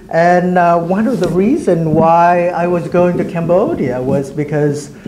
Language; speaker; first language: English; early bilingual, other home language; Vietnamese